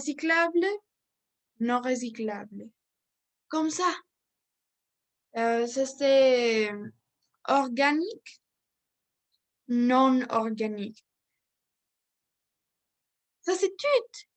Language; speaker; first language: French; non-native, learner; Spanish